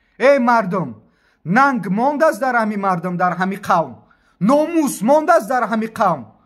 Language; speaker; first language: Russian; non-native, local second language; Tajik